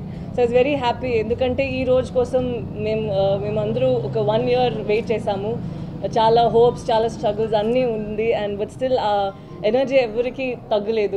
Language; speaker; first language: Telugu; non-native, learner; Tamil